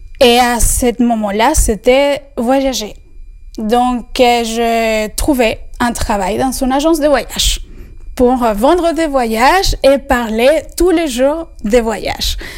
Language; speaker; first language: French; non-native, fluent; Spanish